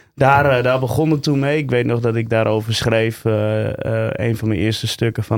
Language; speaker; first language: Dutch; native; Dutch